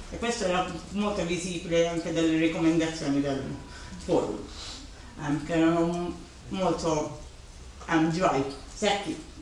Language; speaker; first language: Italian; non-native, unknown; Maltese